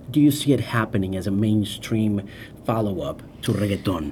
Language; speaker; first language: English; non-native, fluent; Spanish